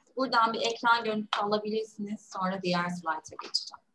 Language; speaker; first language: Turkish; native; Turkish